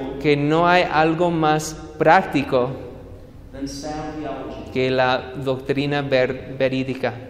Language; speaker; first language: Spanish; non-native, fluent; English